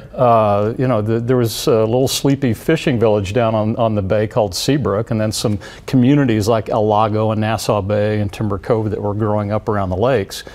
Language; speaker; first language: English; native; English